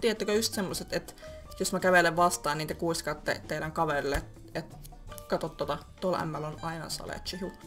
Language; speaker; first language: Finnish; native; Finnish